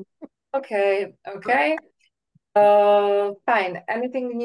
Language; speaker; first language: English; non-native, fluent; Slovak